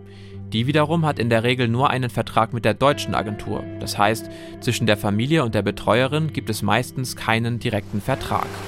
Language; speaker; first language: German; native; German